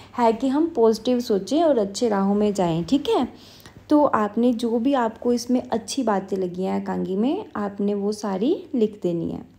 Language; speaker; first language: Hindi; non-native, local second language; Punjabi